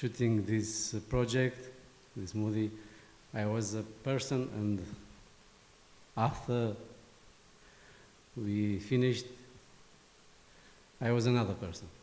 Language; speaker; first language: English; non-native, fluent; Romanian